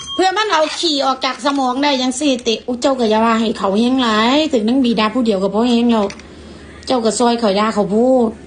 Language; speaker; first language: Thai; native; Thai